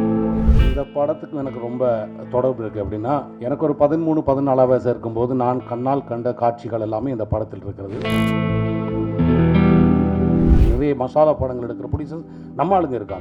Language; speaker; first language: Tamil; native; Tamil